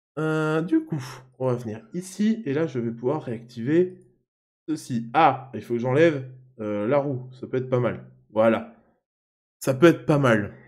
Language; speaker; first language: French; native; French